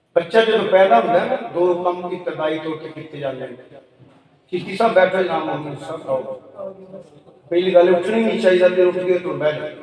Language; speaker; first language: Urdu; non-native, local second language; Punjabi